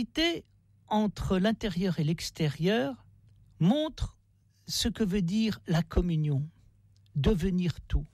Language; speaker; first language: French; native; French